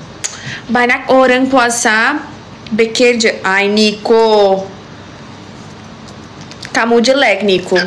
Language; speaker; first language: Indonesian; non-native, learner; Portuguese